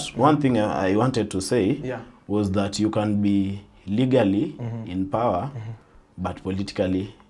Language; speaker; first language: English; non-native, local second language; Swahili